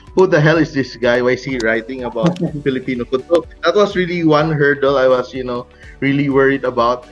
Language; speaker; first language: English; non-native, local second language; Cebuano